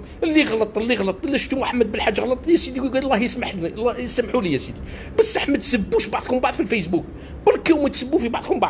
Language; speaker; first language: Arabic; native; Arabic